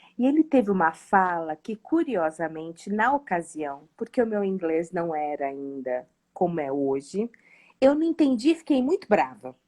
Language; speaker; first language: Portuguese; native; Portuguese